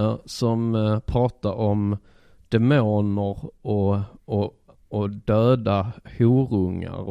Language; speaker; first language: Swedish; native; Swedish